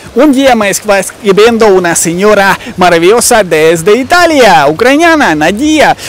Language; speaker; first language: Spanish; non-native, learner; Ukrainian